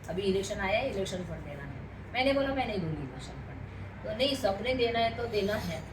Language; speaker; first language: Hindi; non-native, local second language; Marathi